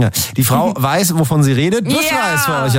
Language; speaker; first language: German; native; German